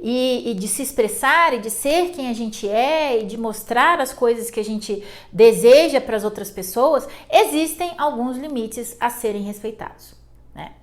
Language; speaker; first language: Portuguese; native; Portuguese